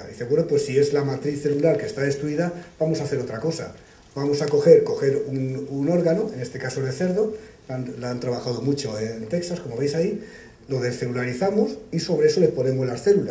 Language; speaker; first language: Spanish; native; Spanish